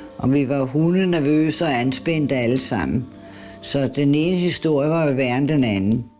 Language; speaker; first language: Danish; native; Danish